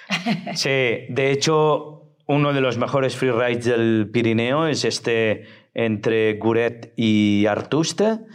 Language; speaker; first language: Spanish; native; Spanish